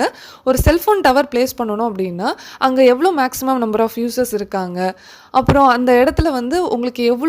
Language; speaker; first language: Tamil; native; Tamil